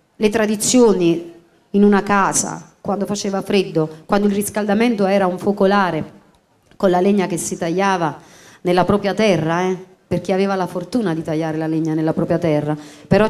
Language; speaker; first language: Italian; native; Italian